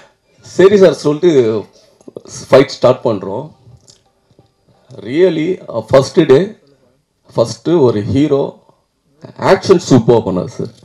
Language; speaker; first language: Tamil; native; Tamil